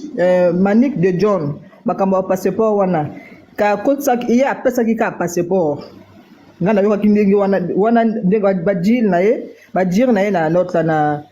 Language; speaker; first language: Lingala; native; Lingala